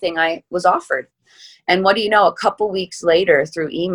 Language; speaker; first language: English; native; English